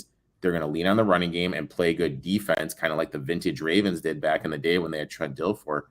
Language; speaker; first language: English; native; English